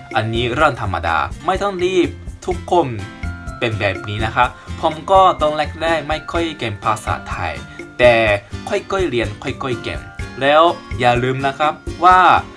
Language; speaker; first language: Thai; non-native, fluent; Japanese